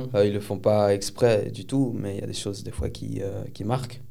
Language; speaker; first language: French; early bilingual, other home language; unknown